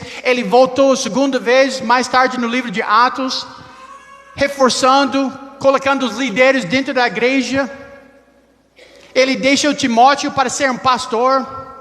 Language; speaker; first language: Portuguese; non-native, learner; English